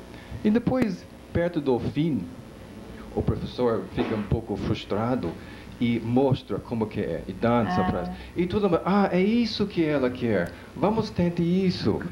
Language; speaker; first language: Portuguese; non-native, fluent; English